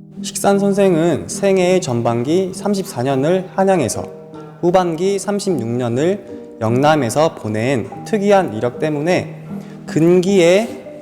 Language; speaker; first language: Korean; native; Korean